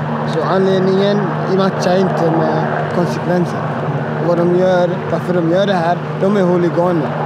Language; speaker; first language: Swedish; non-native, fluent; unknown